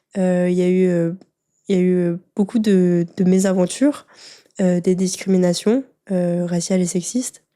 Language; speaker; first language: French; native; French